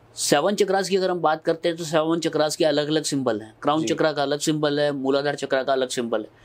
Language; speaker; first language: Hindi; native; Hindi